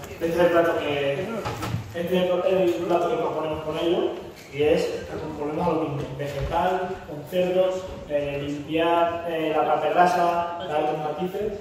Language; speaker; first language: Spanish; native; Spanish